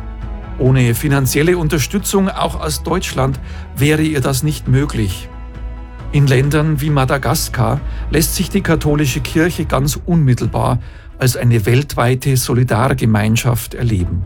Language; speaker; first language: German; native; German